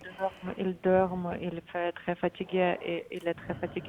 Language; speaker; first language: French; non-native, learner; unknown